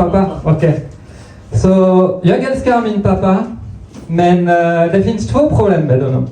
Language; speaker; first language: Swedish; non-native, fluent; French